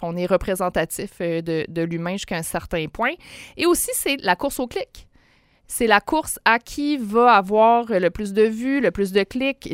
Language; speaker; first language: French; native; French